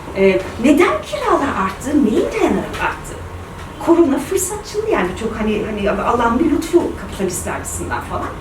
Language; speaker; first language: Turkish; early bilingual, heritage; Turkish